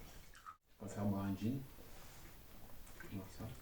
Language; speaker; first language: French; native; French